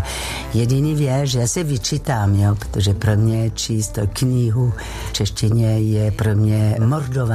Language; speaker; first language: Czech; non-native, fluent; French